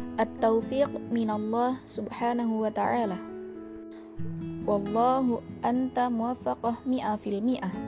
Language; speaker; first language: Arabic; non-native, learner; Indonesian